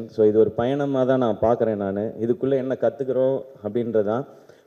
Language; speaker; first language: Tamil; native; Tamil